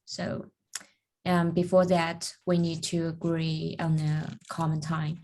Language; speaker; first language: English; non-native, learner; Chinese